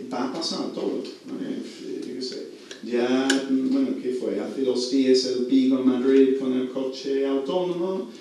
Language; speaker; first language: Spanish; non-native, fluent; English